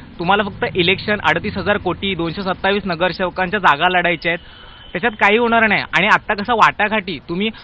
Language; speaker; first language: Marathi; native; Marathi